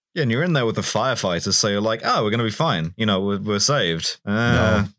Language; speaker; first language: English; native; English